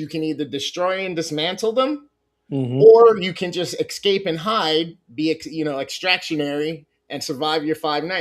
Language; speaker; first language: English; native; English